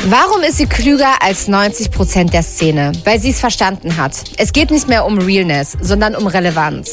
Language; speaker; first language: German; native; German